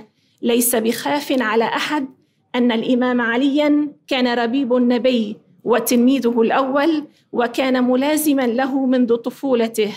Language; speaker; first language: Arabic; native; Arabic